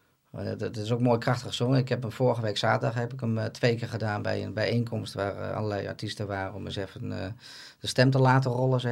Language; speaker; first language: Dutch; native; Dutch